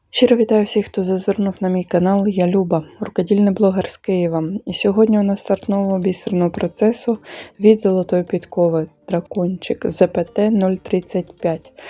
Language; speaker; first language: Ukrainian; non-native, fluent; Bulgarian